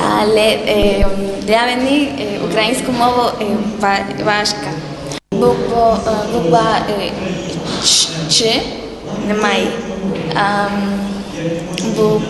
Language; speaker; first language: Ukrainian; non-native, learner; Spanish